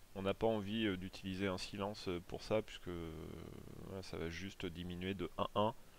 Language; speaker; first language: French; native; French